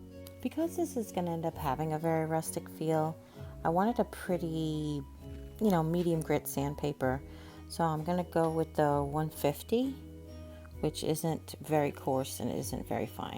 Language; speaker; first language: English; native; English